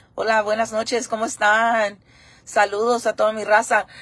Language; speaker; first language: Spanish; early bilingual, heritage; Spanish